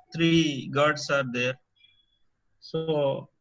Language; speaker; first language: English; non-native, local second language; Telugu